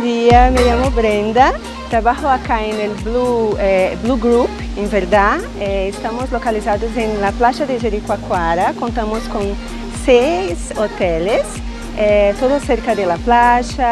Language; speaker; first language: Spanish; non-native, learner; Portuguese